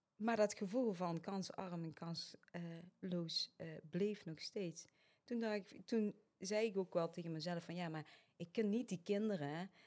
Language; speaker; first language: Dutch; early bilingual, other home language; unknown